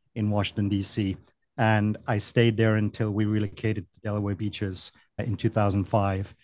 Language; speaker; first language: English; native; English